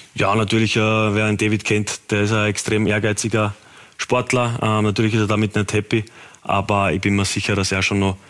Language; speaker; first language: German; native; German